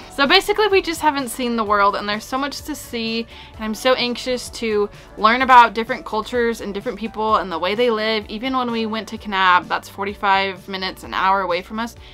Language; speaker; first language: English; native; English